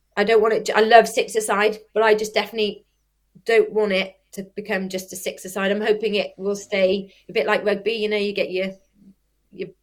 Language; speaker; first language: English; native; English